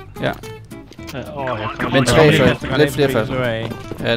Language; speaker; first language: Danish; native; Danish